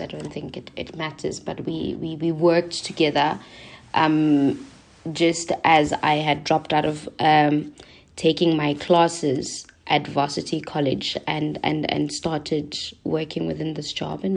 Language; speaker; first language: English; non-native, local second language; Zulu